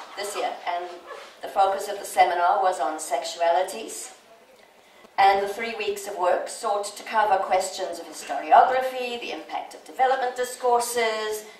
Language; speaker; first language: English; native; English